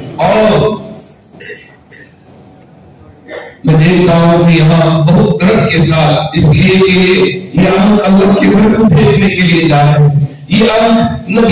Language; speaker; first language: Urdu; native; Urdu